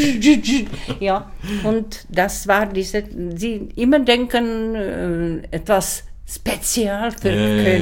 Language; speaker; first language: German; non-native, learner; Czech